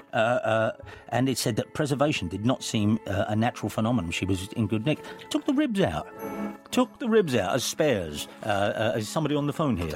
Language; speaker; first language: English; native; English